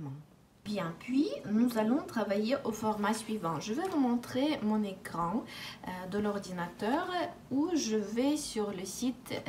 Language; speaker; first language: French; non-native, fluent; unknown